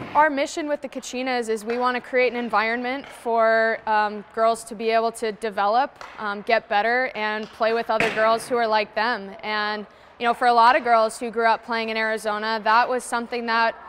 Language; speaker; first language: English; native; English